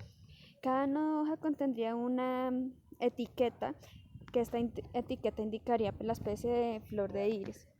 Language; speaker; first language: Spanish; native; Spanish